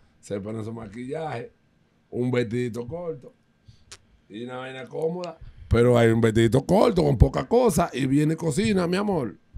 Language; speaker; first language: Spanish; native; Spanish